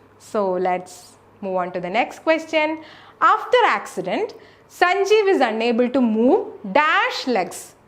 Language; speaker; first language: English; non-native, local second language; Malayalam